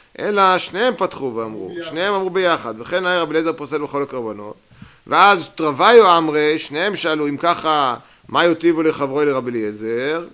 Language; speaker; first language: Hebrew; native; Hebrew